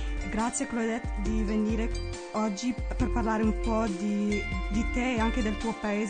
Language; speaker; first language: Italian; non-native, fluent; English